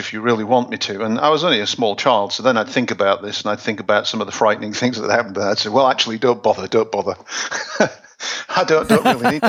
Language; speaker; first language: English; native; English